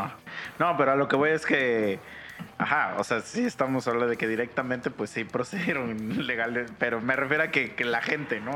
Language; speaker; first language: Spanish; native; Spanish